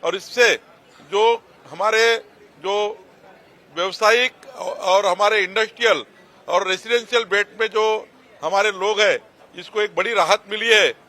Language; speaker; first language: Hindi; non-native, local second language; Marathi